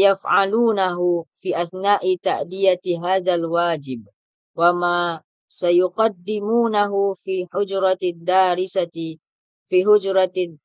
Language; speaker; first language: Arabic; non-native, learner; Indonesian